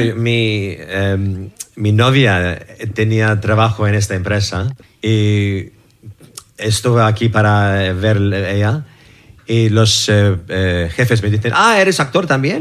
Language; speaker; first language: Spanish; non-native, learner; English